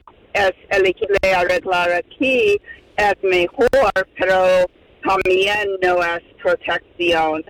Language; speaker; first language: Spanish; non-native, fluent; English